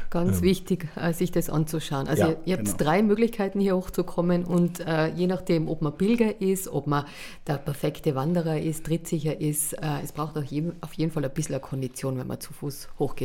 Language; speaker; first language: German; native; German